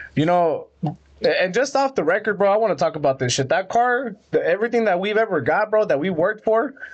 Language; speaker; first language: English; early bilingual, other home language; Spanish